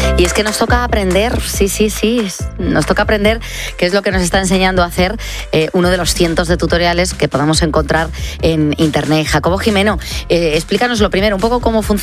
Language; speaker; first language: Spanish; native; Spanish